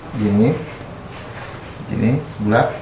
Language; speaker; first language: Indonesian; native; Indonesian